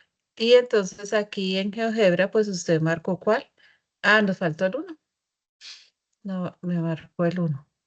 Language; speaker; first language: Spanish; native; Spanish